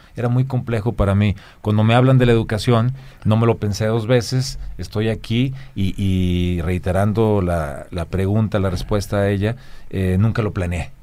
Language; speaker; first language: Spanish; native; Spanish